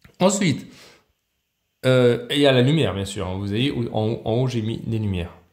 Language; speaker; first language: French; native; French